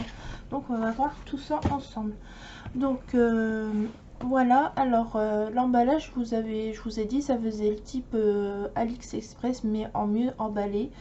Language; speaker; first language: French; native; French